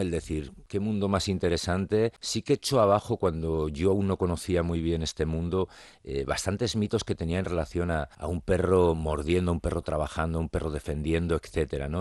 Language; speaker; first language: Spanish; native; Spanish